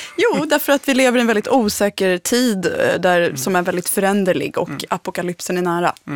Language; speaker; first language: Swedish; native; Swedish